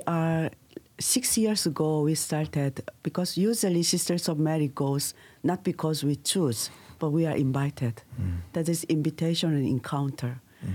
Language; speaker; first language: English; non-native, learner; Korean